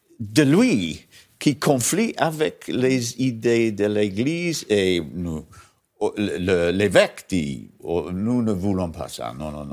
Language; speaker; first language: French; non-native, learner; English